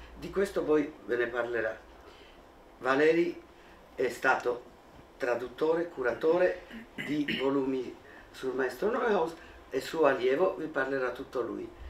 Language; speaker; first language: Italian; non-native, fluent; Slovak